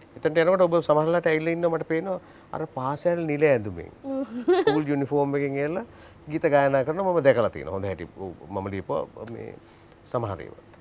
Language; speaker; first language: Sinhala; native; Sinhala